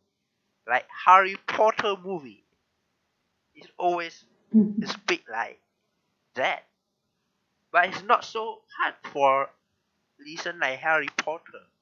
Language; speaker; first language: English; non-native, learner; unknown